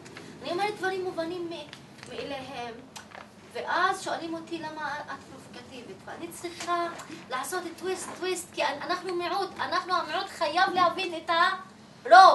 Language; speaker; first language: Hebrew; non-native, local second language; Arabic